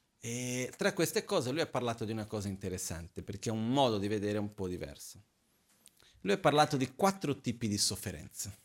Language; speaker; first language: Italian; non-native, fluent; Portuguese